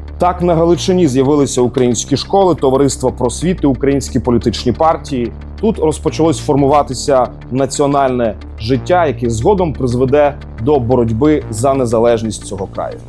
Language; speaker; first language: Ukrainian; native; Ukrainian